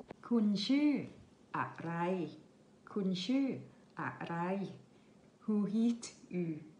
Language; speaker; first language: Dutch; non-native, learner; Thai